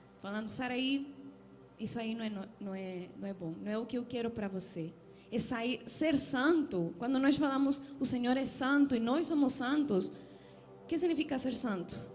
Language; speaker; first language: Portuguese; non-native, fluent; Spanish